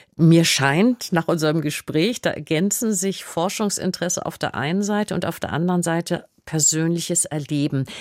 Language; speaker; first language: German; native; German